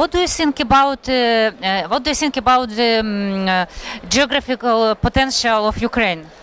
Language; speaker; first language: English; non-native, learner; Russian